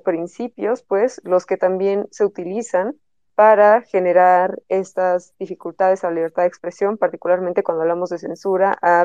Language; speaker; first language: Spanish; native; Spanish